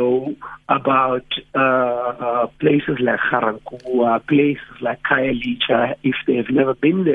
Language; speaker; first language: English; non-native, local second language; Zulu